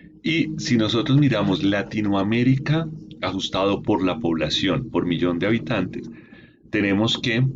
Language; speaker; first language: Spanish; native; Spanish